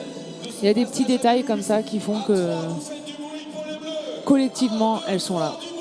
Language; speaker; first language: French; native; French